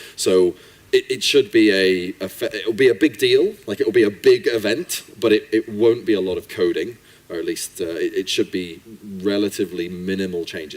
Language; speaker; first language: English; native; English